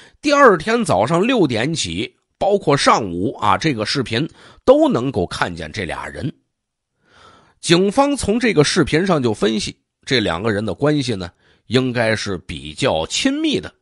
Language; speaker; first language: Chinese; native; Chinese